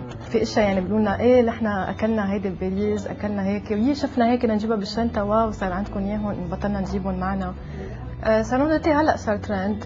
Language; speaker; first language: Arabic; native; Arabic